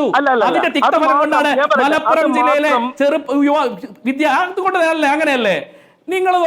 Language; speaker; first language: Malayalam; native; Malayalam